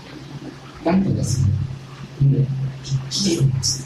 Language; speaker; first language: Spanish; native; Spanish